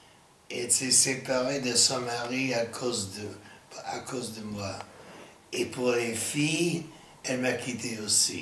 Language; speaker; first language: French; non-native, fluent; English